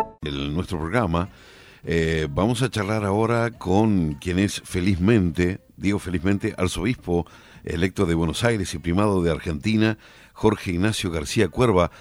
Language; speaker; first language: Spanish; native; Spanish